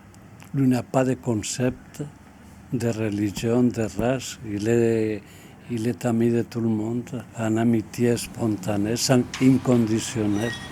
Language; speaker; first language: French; non-native, fluent; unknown